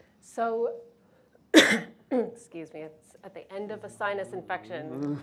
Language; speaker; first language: English; native; English